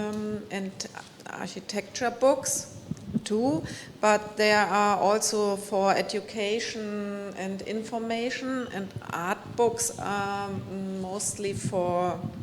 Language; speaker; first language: English; non-native, fluent; German